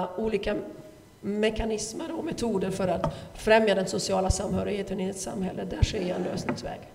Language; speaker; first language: Swedish; non-native, fluent; German